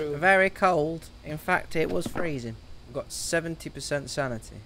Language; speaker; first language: English; native; English